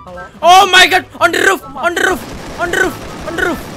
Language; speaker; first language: English; non-native, learner; Indonesian